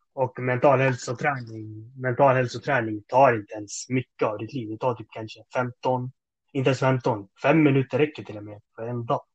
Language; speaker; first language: Swedish; early bilingual, other home language; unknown